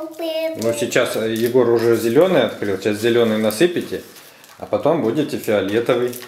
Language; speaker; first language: Russian; native; Russian